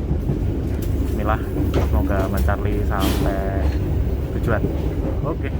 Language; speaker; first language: Indonesian; native; Indonesian